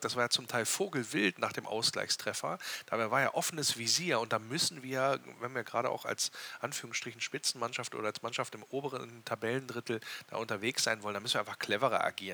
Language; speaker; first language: German; native; German